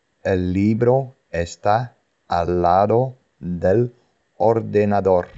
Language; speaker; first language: Spanish; non-native, fluent; Dutch